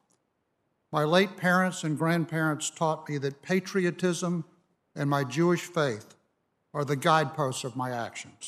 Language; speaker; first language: English; native; English